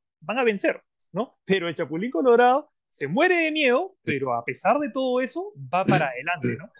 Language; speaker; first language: Spanish; native; Spanish